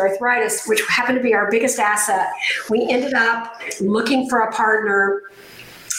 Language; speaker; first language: English; native; English